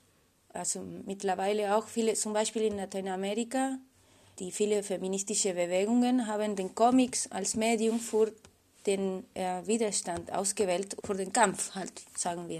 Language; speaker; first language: German; non-native, fluent; Spanish